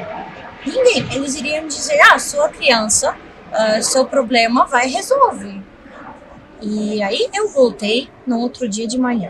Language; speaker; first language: Portuguese; non-native, fluent; Russian